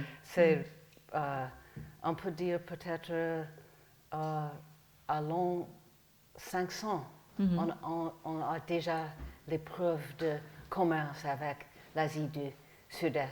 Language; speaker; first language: French; non-native, fluent; English